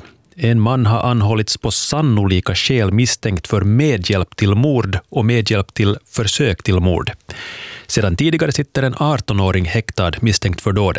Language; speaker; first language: Swedish; native; Swedish